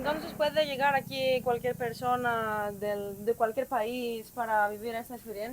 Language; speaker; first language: Spanish; non-native, learner; Greek